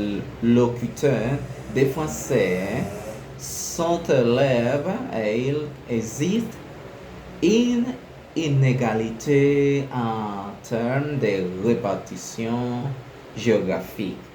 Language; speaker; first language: French; non-native, learner; Spanish